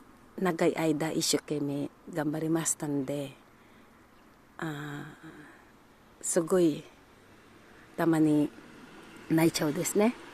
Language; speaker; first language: Japanese; non-native, learner; Filipino